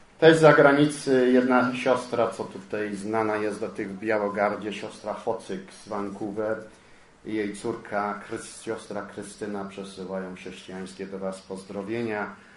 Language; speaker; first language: Polish; early bilingual, heritage; Polish